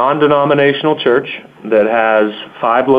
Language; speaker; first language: English; native; English